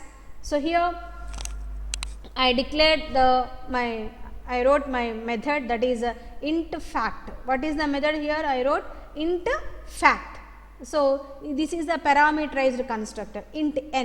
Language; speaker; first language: English; non-native, local second language; Telugu